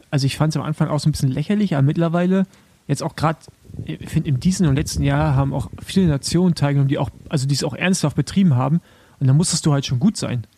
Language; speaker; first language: German; native; German